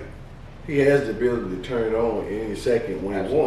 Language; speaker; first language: English; native; English